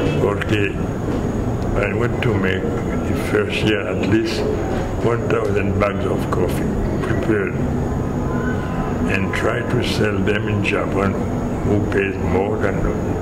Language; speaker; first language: English; non-native, fluent; Haitian Creole